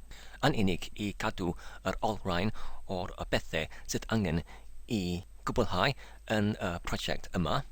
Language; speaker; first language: Welsh; non-native, learner; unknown